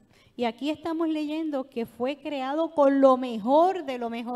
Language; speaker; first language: Spanish; native; Spanish